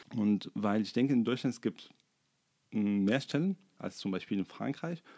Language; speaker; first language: German; non-native, fluent; Arabic